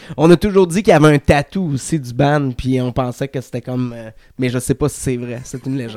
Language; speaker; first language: French; native; French